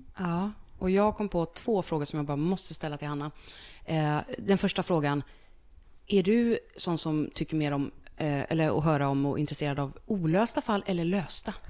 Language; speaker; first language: Swedish; native; Swedish